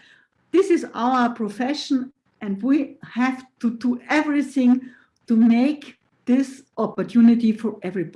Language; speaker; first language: English; non-native, fluent; German